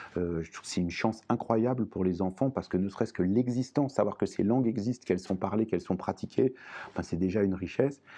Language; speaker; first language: French; non-native, local second language; Arabic